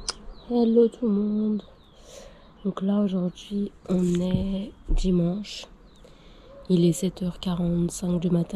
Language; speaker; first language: French; native; French